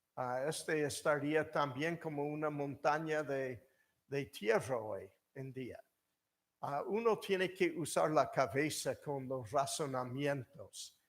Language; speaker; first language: Spanish; non-native, fluent; English